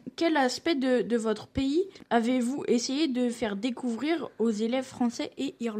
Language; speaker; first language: French; native; French